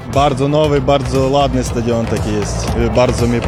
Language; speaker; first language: Polish; non-native, learner; Ukrainian